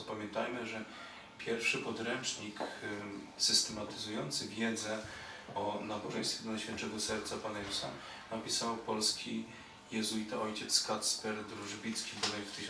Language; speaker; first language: Polish; native; Polish